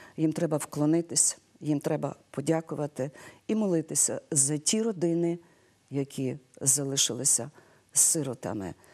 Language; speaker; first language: Ukrainian; native; Ukrainian